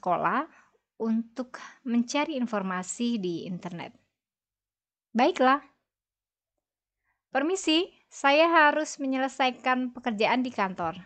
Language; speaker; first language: Indonesian; native; Indonesian